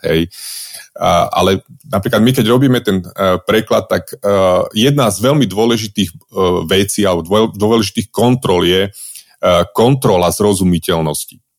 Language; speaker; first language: Slovak; native; Slovak